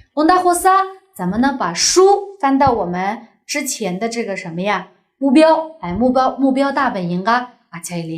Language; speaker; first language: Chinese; non-native, local second language; Uyghur